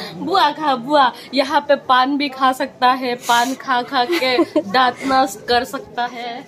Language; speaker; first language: Hindi; non-native, local second language; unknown